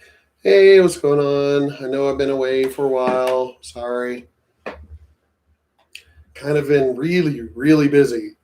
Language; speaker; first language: English; native; English